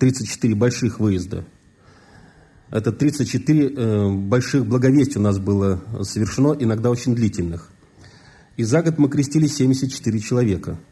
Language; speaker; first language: Russian; native; Russian